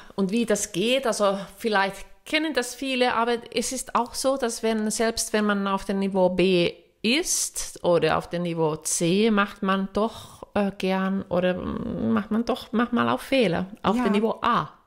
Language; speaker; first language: German; non-native, fluent; Finnish